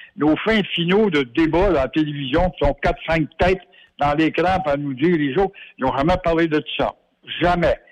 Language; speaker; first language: French; native; French